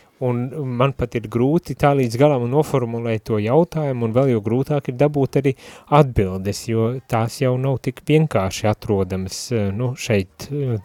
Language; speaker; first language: Latvian; native; Latvian